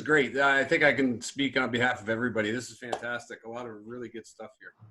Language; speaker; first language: English; native; English